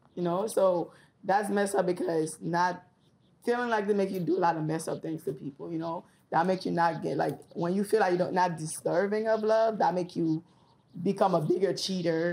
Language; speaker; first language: English; early bilingual, other home language; Haitian Creole